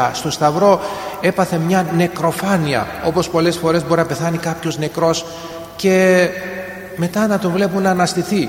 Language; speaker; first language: Greek; native; Greek